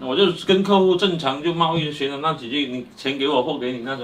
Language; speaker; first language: Chinese; native; Chinese